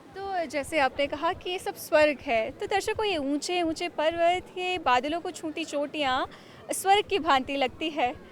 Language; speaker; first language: Hindi; native; Hindi